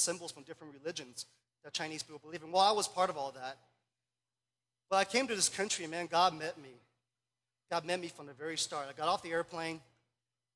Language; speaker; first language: English; early bilingual, other home language; Chinese